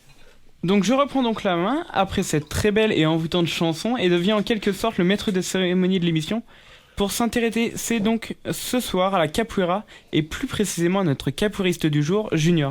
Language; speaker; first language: French; native; French